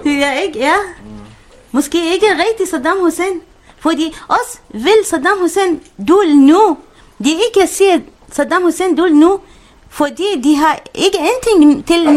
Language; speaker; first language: Danish; non-native, learner; Arabic